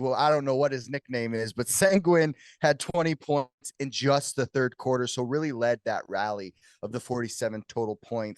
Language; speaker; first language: English; native; English